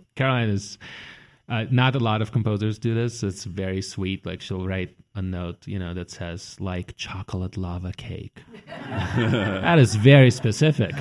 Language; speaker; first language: English; early bilingual, other home language; Russian